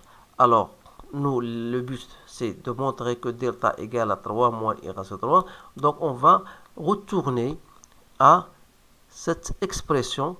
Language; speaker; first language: French; non-native, local second language; Arabic